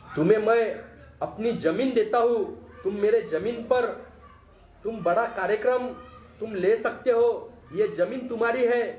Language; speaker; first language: Hindi; non-native, local second language; Marathi